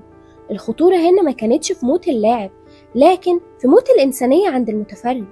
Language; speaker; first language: Arabic; native; Arabic